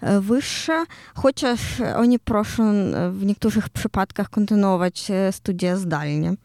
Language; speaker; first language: Polish; non-native, learner; Ukrainian